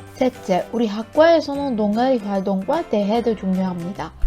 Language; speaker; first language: Korean; non-native, learner; Turkish